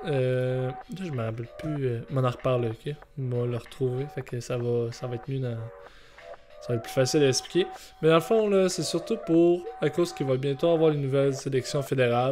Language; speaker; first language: French; native; French